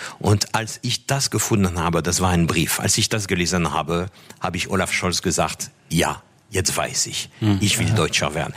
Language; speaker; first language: German; non-native, fluent; French